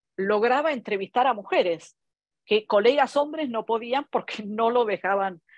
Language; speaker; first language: Spanish; non-native, local second language; Italian